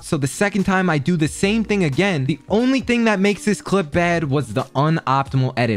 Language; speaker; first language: English; native; English